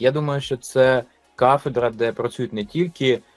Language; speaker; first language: Ukrainian; non-native, local second language; Russian